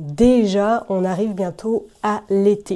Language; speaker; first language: French; native; French